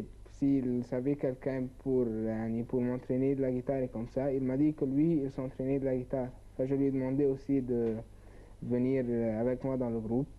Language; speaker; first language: French; non-native, learner; Arabic